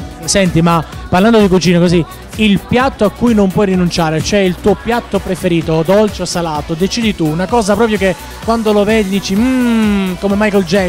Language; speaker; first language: Italian; native; Italian